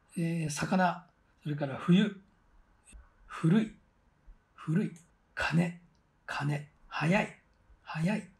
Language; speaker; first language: Japanese; native; Japanese